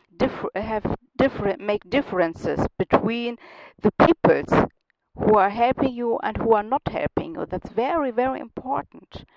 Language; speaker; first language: English; non-native, learner; German